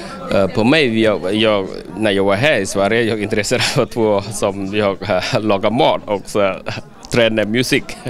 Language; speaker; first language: Swedish; non-native, learner; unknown